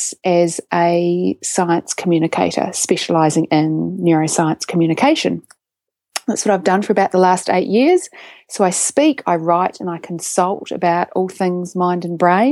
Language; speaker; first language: English; native; English